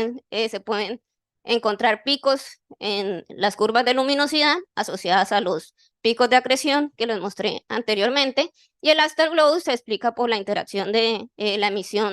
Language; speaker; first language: Spanish; native; Spanish